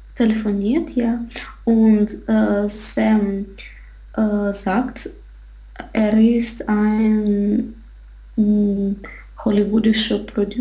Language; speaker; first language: German; non-native, learner; Russian